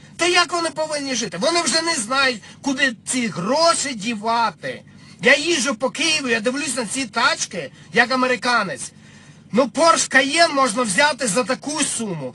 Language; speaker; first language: Ukrainian; non-native, local second language; Russian